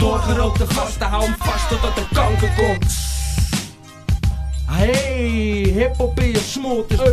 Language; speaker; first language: Dutch; native; Dutch